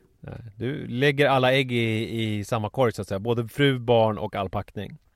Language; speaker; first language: Swedish; native; Swedish